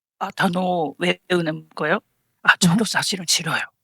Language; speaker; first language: Korean; non-native, fluent; Japanese